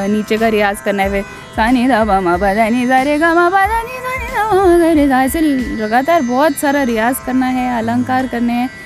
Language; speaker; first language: Hindi; native; Hindi